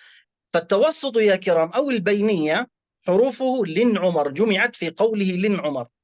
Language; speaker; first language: Arabic; native; Arabic